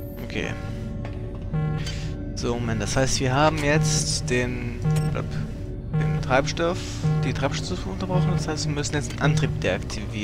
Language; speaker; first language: German; native; German